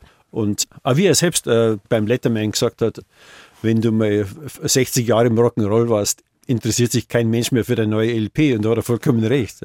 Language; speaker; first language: German; native; German